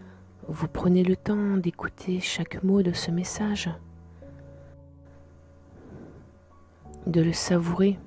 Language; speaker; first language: French; native; French